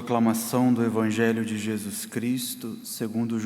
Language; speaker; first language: Portuguese; native; Portuguese